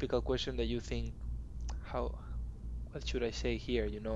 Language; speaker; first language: English; non-native, fluent; Spanish